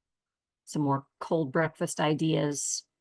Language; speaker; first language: English; native; English